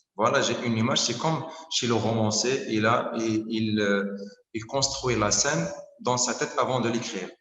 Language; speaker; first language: French; non-native, local second language; Arabic